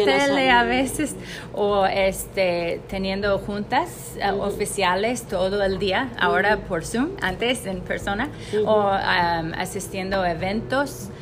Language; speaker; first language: Spanish; non-native, fluent; English